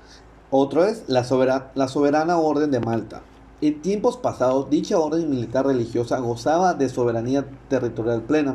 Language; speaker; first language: Spanish; native; Spanish